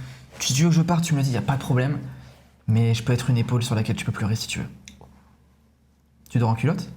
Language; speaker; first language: French; native; French